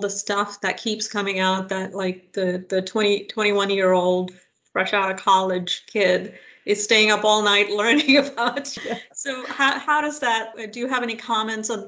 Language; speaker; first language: English; non-native, local second language; Hindi